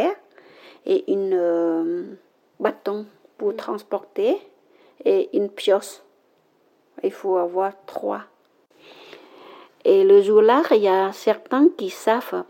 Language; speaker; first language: French; non-native, learner; Khmer